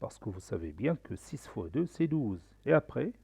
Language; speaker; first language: French; non-native, local second language; Arabic